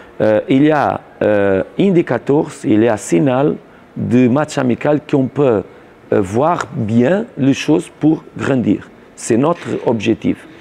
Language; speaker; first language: French; non-native, learner; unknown